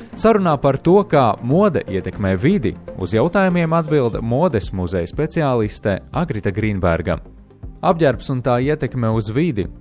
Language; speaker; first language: Latvian; native; Latvian